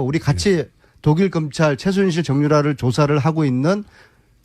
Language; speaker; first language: Korean; native; Korean